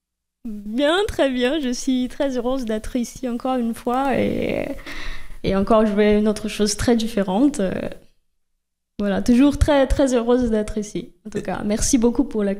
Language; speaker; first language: French; non-native, fluent; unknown